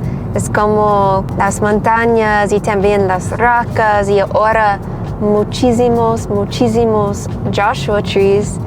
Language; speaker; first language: Spanish; non-native, learner; English